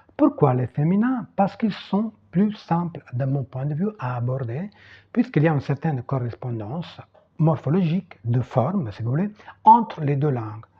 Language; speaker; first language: French; non-native, fluent; Italian